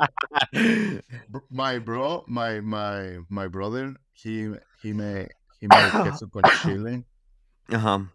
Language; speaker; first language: English; non-native, learner; Spanish